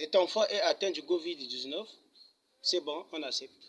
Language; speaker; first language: French; non-native, local second language; Lingala